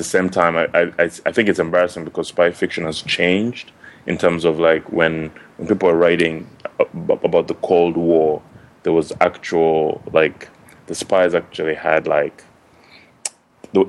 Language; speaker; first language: English; non-native, local second language; Ganda